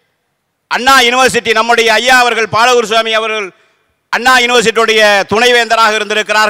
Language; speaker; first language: Tamil; native; Tamil